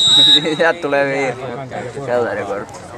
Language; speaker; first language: Finnish; native; Finnish